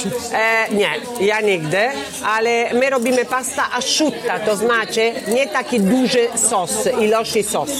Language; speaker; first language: Polish; non-native, learner; Italian